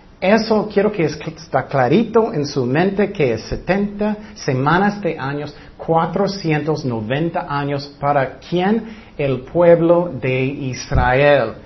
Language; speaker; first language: Spanish; non-native, fluent; English